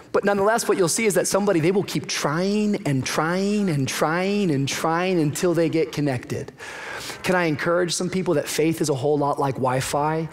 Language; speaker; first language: English; native; English